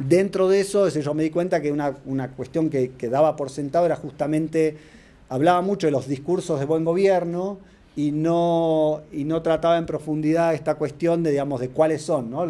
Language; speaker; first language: Spanish; native; Spanish